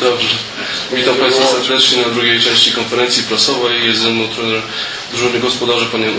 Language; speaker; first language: Polish; native; Polish